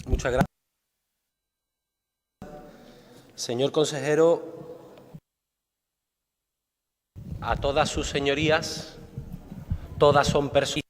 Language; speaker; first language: Spanish; native; Spanish